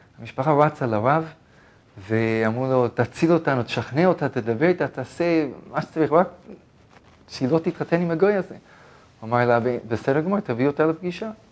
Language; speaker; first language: Hebrew; non-native, fluent; English